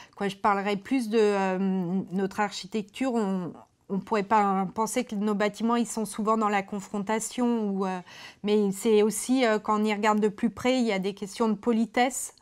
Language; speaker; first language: French; native; French